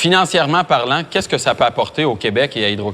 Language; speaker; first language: French; native; French